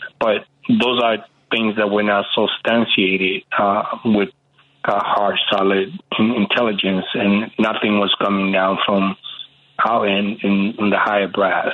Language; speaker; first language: English; early bilingual, other home language; Spanish